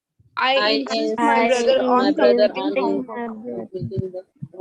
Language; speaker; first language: English; non-native, learner; Hindi